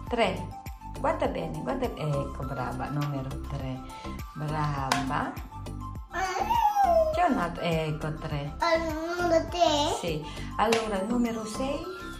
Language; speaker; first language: Italian; non-native, learner; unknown